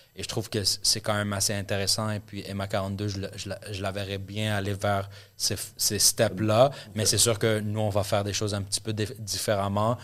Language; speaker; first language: French; early bilingual, other home language; Arabic